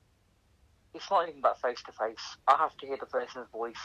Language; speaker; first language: English; native; English